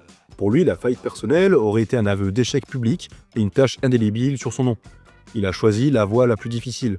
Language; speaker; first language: French; native; French